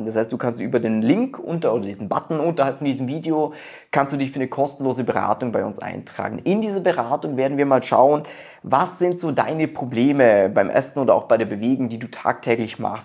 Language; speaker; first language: German; native; German